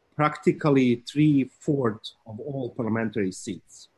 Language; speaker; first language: English; non-native, fluent; Serbian